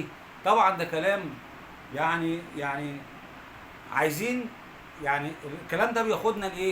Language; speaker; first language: Arabic; native; Arabic